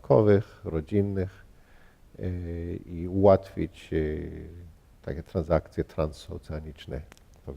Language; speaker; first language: Polish; early bilingual, heritage; Polish